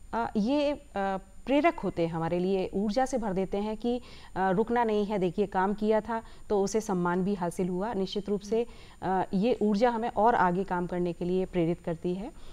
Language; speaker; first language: Hindi; native; Hindi